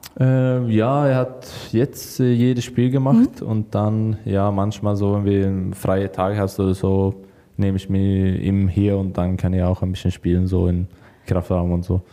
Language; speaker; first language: German; non-native, learner; Swedish